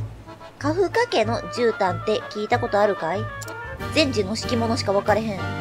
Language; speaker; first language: Japanese; native; Japanese